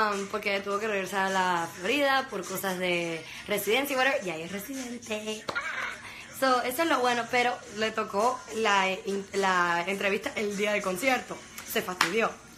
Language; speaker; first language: Spanish; early bilingual, heritage; Spanish